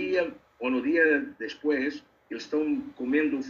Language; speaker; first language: Spanish; non-native, learner; Portuguese